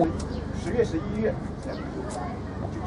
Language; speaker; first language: Chinese; native; Chinese